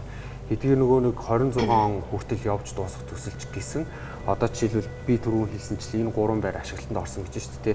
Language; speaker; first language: Mongolian; native; Mongolian